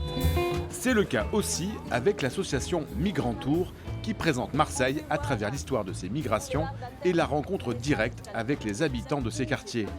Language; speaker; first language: French; native; French